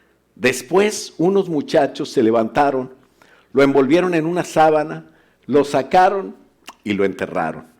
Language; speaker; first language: Spanish; native; Spanish